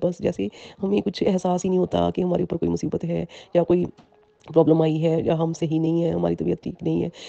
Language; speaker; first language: Hindi; non-native, local second language; Punjabi